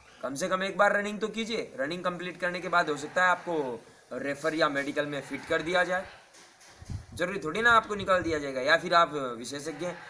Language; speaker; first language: Hindi; native; Hindi